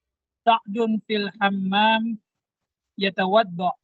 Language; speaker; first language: Arabic; non-native, learner; Indonesian